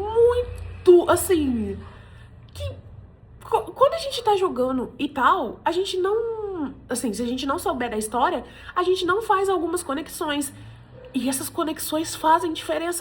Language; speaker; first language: Portuguese; native; Portuguese